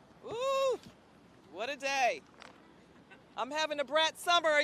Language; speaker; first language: English; native; English